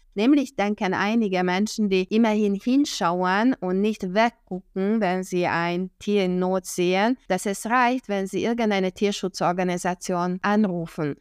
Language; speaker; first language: German; non-native, fluent; Hungarian